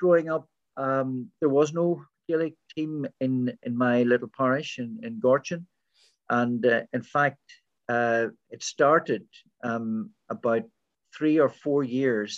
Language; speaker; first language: English; native; English